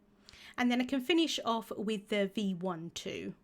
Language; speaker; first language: English; native; English